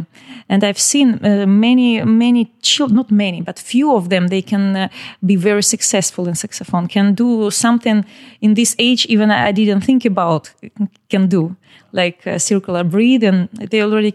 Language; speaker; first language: English; non-native, learner; Ukrainian